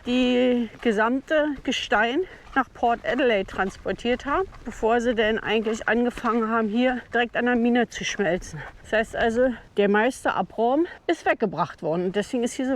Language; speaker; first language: German; native; German